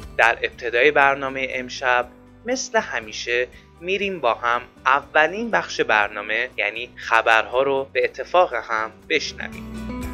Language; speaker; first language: Persian; native; Persian